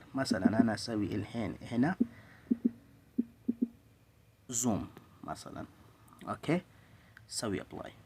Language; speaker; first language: Arabic; non-native, learner; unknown